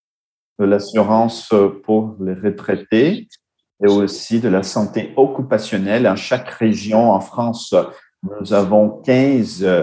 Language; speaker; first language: French; non-native, fluent; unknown